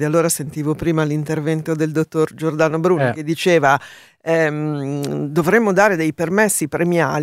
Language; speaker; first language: Italian; native; Italian